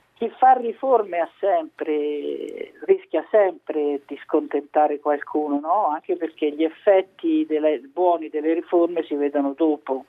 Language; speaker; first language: Italian; native; Italian